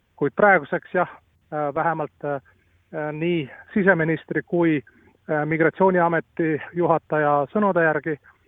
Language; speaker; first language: Estonian; non-native, fluent; Latvian